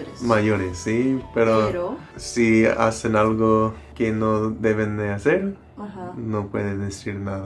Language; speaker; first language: Spanish; non-native, learner; English